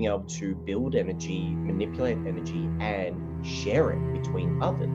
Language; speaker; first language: English; native; English